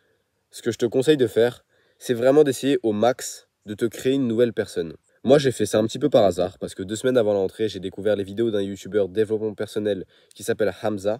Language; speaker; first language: French; native; French